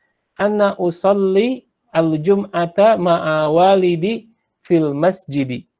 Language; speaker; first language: Arabic; non-native, fluent; Indonesian